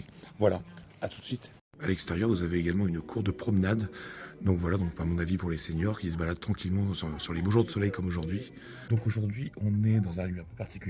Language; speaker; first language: French; native; French